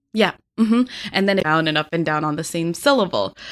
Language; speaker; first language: English; early bilingual, other home language; Filipino